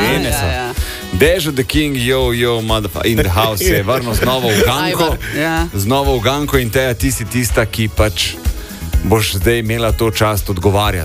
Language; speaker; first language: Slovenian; native; Slovenian